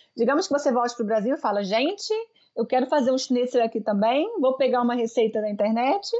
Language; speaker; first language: Portuguese; native; Portuguese